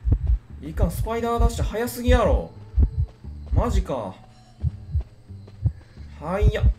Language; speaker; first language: Japanese; native; Japanese